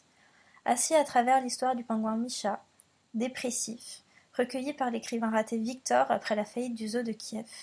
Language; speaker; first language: French; native; French